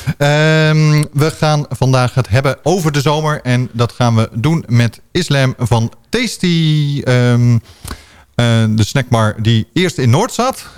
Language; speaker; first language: Dutch; native; Dutch